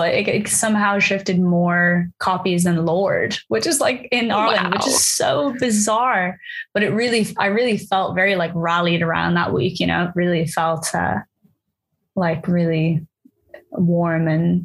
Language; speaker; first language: English; native; English